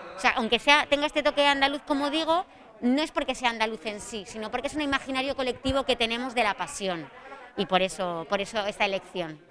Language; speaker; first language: Spanish; native; Spanish